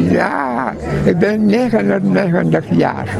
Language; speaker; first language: Dutch; non-native, local second language; Papiamento